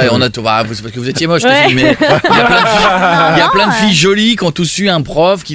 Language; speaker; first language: French; native; French